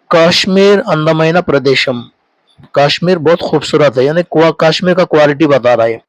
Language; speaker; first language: Hindi; non-native, local second language; Telugu